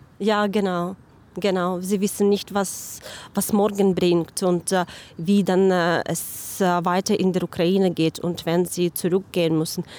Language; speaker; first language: German; non-native, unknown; Ukrainian